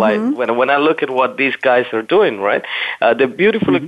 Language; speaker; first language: English; non-native, fluent; German